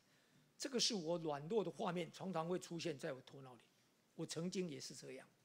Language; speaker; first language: Chinese; native; Chinese